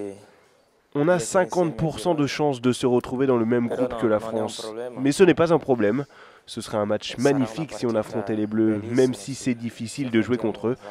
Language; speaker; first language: French; native; French